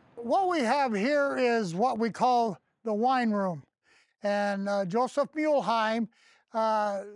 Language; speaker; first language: English; native; English